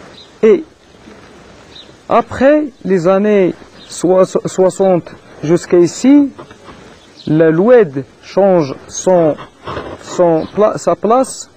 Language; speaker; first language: French; non-native, learner; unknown